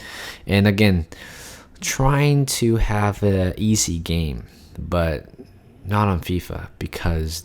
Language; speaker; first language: English; non-native, fluent; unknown